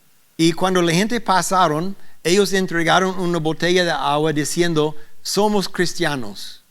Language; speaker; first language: Spanish; non-native, learner; English